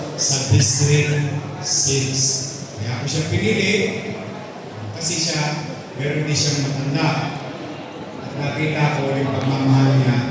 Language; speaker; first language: Filipino; native; Filipino